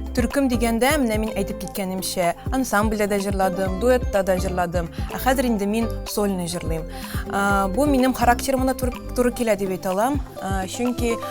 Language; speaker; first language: Tatar; native; Tatar